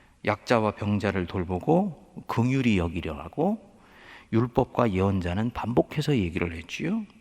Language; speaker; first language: Korean; native; Korean